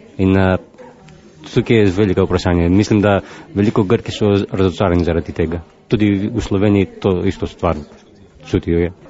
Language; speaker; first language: Slovenian; non-native, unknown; Greek